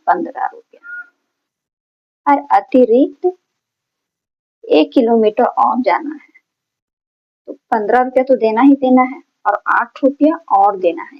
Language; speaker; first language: Hindi; native; Hindi